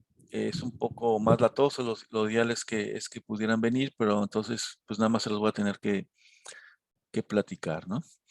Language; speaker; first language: Spanish; native; Spanish